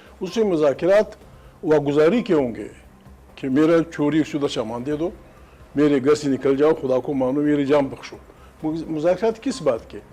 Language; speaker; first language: Urdu; non-native, local second language; Pashto